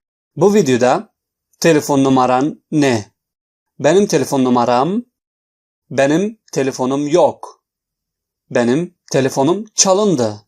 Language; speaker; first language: Turkish; non-native, fluent; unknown